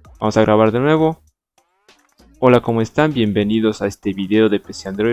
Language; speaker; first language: Spanish; native; Spanish